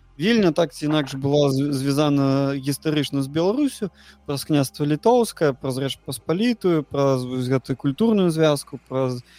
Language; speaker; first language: Belarusian; non-native, local second language; Russian